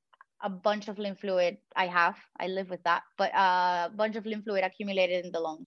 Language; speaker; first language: English; non-native, fluent; Spanish